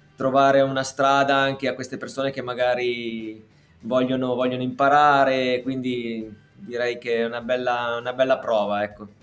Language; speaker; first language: Italian; native; Italian